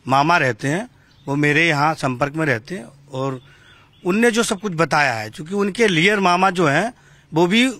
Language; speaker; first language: Hindi; native; Hindi